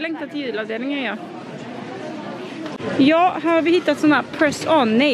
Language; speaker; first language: Swedish; native; Swedish